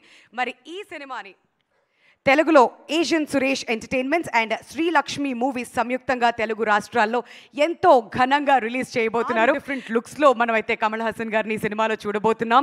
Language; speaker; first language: Telugu; native; Telugu